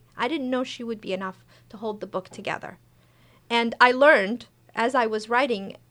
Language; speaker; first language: English; early bilingual, other home language; Persian